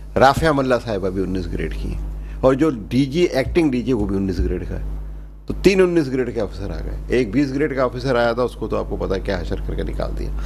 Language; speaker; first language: Urdu; native; Urdu